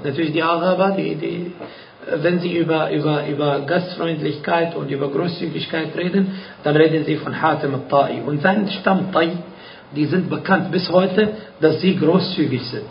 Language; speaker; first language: German; non-native, fluent; Arabic